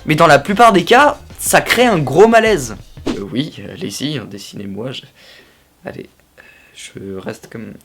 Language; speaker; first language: French; native; French